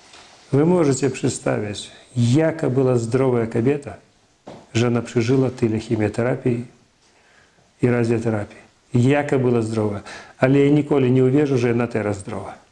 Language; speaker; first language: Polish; non-native, fluent; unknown